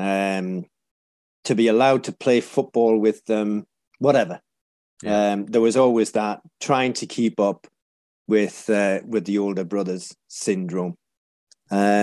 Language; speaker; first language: English; native; English